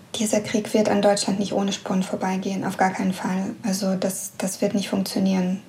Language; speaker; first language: German; early bilingual, other home language; Russian